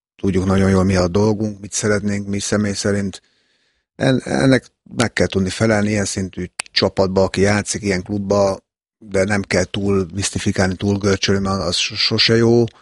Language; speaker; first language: Hungarian; native; Hungarian